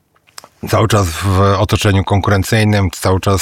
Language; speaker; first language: Polish; native; Polish